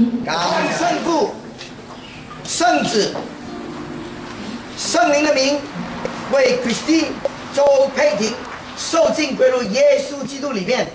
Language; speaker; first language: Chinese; non-native, local second language; Min Nan Chinese